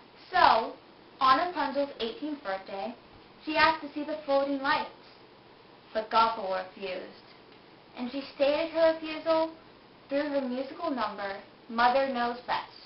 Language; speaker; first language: English; native; English